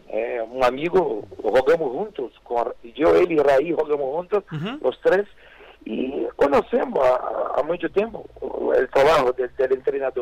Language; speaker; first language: Spanish; non-native, fluent; Portuguese